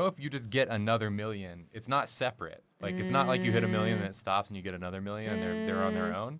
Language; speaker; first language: English; native; English